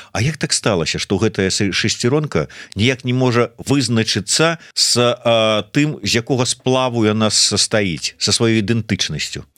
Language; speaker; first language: Belarusian; native; Belarusian